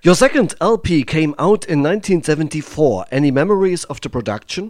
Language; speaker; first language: English; non-native, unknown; German